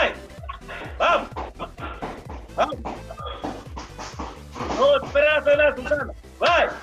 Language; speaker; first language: Portuguese; non-native, learner; Spanish